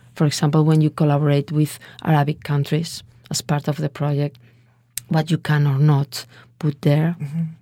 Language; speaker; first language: English; non-native, fluent; Spanish